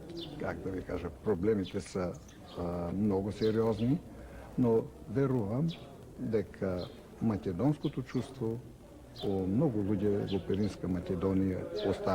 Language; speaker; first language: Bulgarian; non-native, local second language; Macedonian